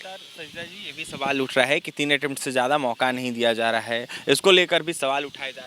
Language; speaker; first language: Hindi; native; Hindi